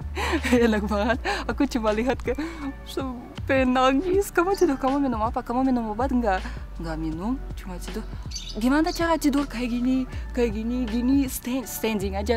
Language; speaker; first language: Indonesian; non-native, fluent; Russian